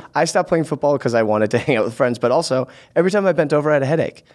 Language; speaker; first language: English; native; English